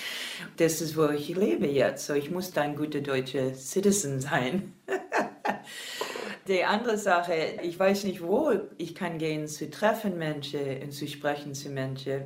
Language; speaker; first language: German; non-native, learner; English